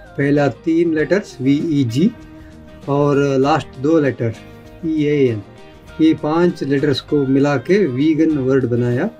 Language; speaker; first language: Hindi; non-native, local second language; Kannada